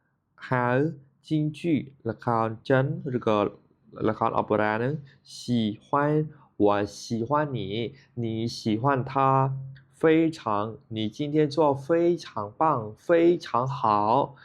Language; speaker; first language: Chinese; non-native, fluent; Khmer